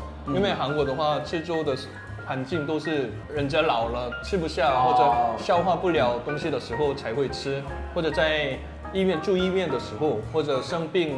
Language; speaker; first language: Chinese; non-native, fluent; Korean